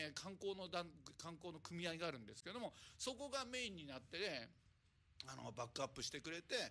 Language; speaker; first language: Japanese; native; Japanese